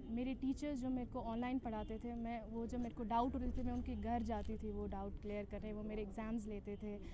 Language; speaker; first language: Hindi; non-native, local second language; Kashmiri